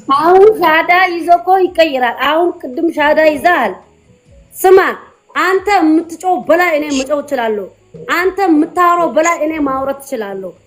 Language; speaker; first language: Amharic; non-native, local second language; Oromo